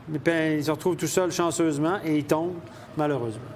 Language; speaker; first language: French; native; French